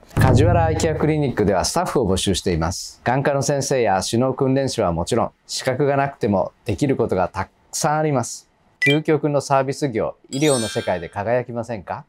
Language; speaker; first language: Japanese; native; Japanese